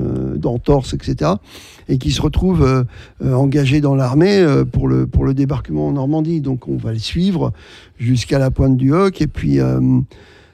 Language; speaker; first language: French; native; French